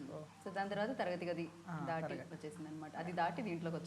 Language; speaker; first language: Telugu; native; Telugu